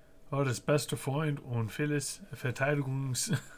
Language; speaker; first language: German; non-native, learner; English